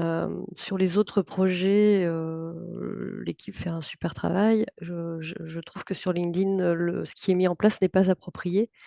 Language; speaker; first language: French; native; French